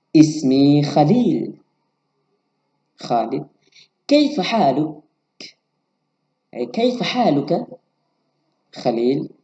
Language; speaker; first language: Arabic; non-native, learner; Indonesian